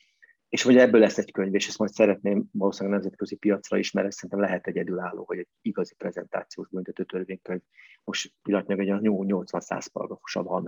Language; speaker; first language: Hungarian; native; Hungarian